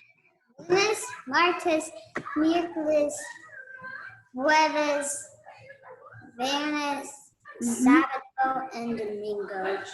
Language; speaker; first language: Spanish; non-native, learner; English